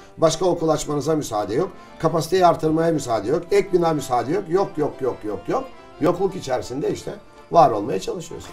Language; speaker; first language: Turkish; native; Turkish